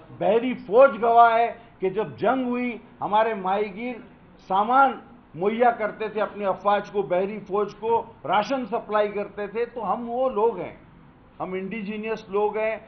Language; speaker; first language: Urdu; non-native, local second language; Sindhi